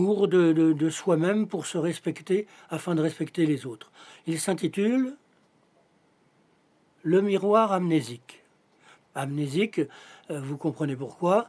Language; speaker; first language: French; native; French